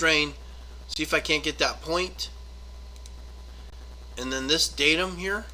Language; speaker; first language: English; native; English